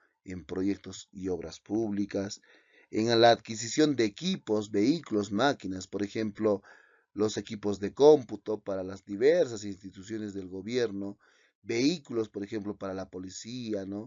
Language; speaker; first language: Spanish; native; Spanish